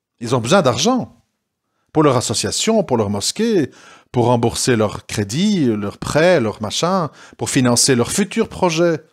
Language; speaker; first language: French; native; French